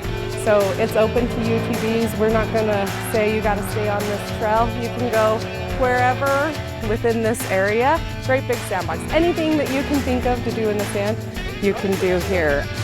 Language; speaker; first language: English; native; English